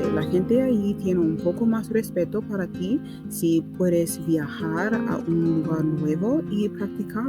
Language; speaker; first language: Spanish; non-native, learner; English